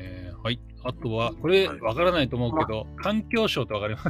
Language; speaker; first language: Japanese; native; Japanese